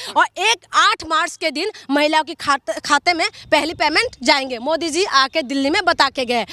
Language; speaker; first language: Hindi; non-native, local second language; Assamese